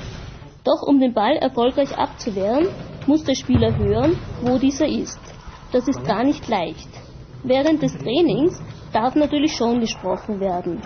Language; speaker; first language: German; native; German